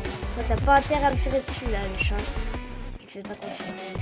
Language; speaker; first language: French; native; French